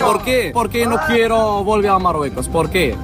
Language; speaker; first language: Spanish; non-native, learner; Arabic